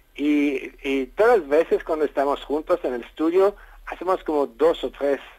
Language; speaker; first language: Spanish; non-native, fluent; French